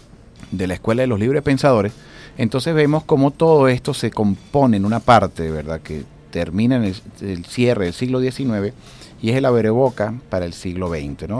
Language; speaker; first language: Spanish; native; Spanish